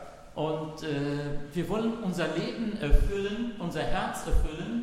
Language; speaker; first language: German; non-native, fluent; Arabic